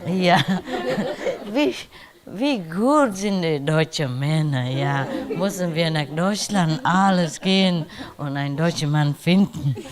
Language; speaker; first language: German; non-native, learner; Vietnamese